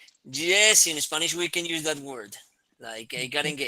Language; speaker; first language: English; non-native, fluent; Spanish